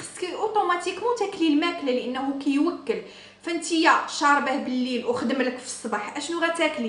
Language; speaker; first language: Arabic; native; Arabic